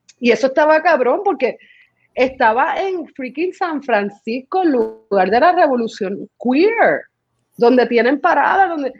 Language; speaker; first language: Spanish; early bilingual, other home language; English